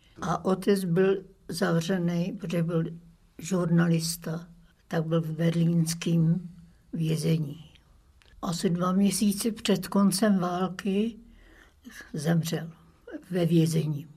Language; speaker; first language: Czech; early bilingual, other home language; German